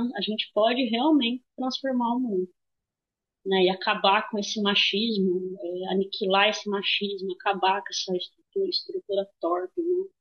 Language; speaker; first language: Portuguese; native; Portuguese